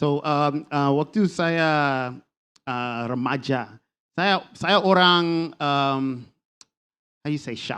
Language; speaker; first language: Indonesian; non-native, learner; English